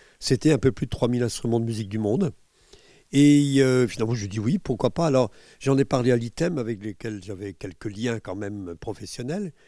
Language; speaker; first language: French; native; French